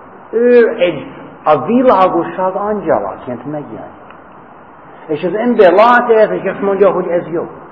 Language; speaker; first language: Hungarian; non-native, fluent; English